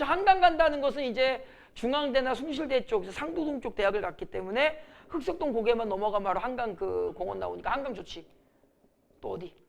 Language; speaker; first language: Korean; native; Korean